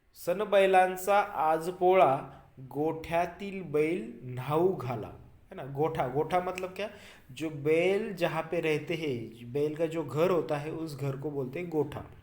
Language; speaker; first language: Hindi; non-native, local second language; Marathi